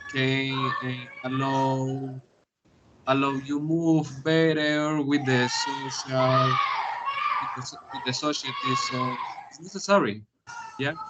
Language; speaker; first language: English; non-native, learner; Spanish